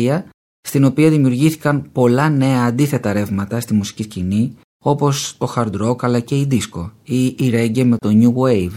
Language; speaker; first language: Greek; native; Greek